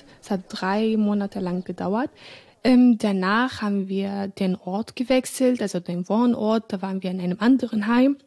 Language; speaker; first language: German; early bilingual, other home language; Arabic